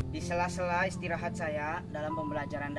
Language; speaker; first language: Indonesian; non-native, local second language; Javanese